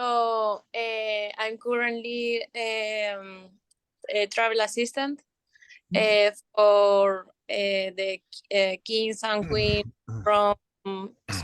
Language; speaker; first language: English; non-native, learner; Spanish